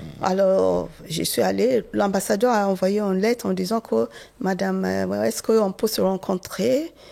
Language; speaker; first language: French; non-native, fluent; Yoruba